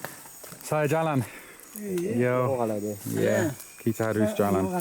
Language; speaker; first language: Indonesian; non-native, learner; English